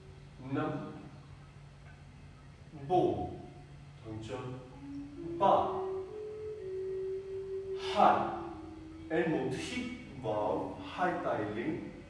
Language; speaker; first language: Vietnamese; non-native, learner; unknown